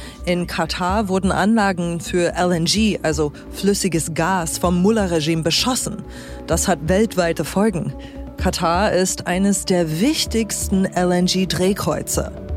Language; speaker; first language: German; native; German